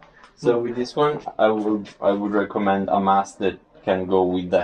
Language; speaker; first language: English; non-native, fluent; Italian